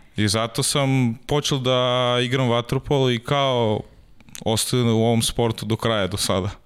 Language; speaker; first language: Serbian; non-native, learner; Russian